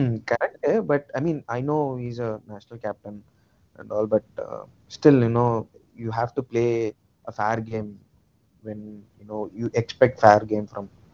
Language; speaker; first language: English; non-native, local second language; Tamil